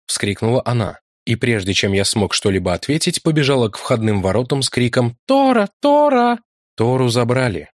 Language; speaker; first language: Russian; native; Russian